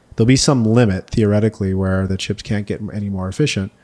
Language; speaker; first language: English; native; English